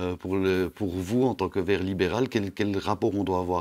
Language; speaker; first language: French; native; French